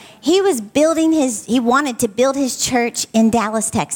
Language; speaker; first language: English; native; English